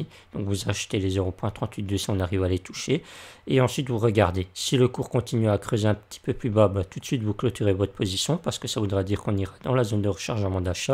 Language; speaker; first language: French; native; French